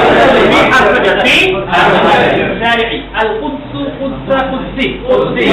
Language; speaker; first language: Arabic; non-native, fluent; Bangla